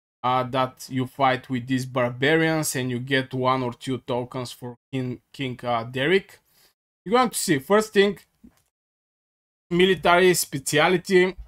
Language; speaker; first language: English; non-native, fluent; Bulgarian